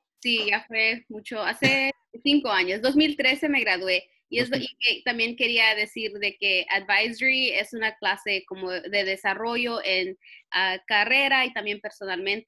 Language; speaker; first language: Spanish; early bilingual, heritage; Spanish